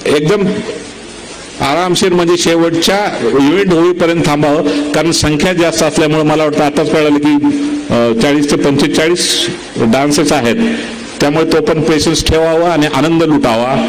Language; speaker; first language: Marathi; native; Marathi